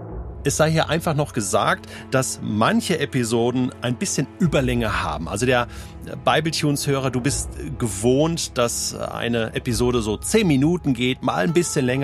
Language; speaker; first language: German; native; German